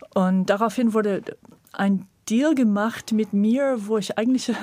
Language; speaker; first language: German; non-native, fluent; English